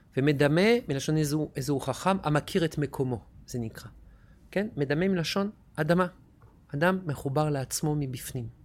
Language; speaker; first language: Hebrew; non-native, fluent; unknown